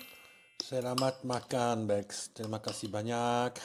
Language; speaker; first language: Indonesian; non-native, learner; French